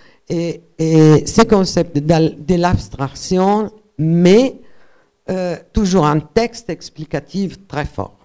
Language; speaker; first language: French; non-native, fluent; Italian